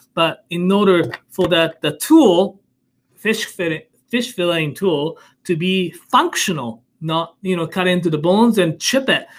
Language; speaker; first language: English; non-native, fluent; Japanese